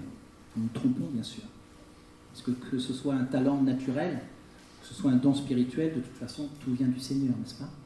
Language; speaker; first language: French; native; French